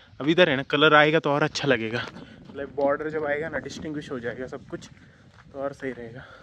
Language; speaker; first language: Hindi; non-native, local second language; Marathi